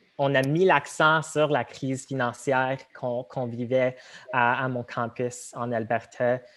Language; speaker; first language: French; non-native, local second language; Tamil